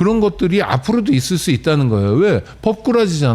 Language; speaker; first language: Korean; native; Korean